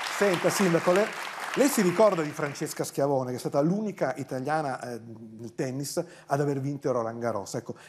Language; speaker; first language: Italian; native; Italian